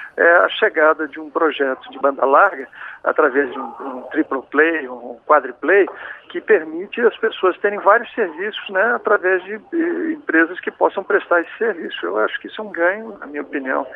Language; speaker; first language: Portuguese; native; Portuguese